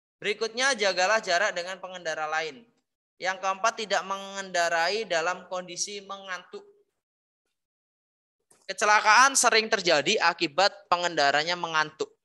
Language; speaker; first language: Indonesian; native; Indonesian